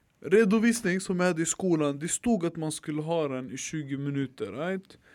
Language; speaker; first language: Swedish; early bilingual, other home language; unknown